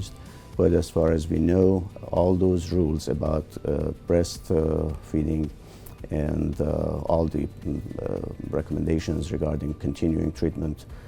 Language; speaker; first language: English; non-native, fluent; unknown